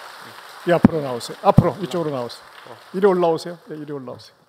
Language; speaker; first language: Korean; native; Korean